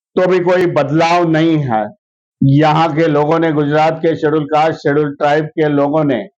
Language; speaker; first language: Hindi; non-native, local second language; Marathi